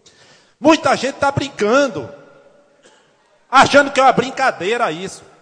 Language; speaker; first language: Portuguese; native; Portuguese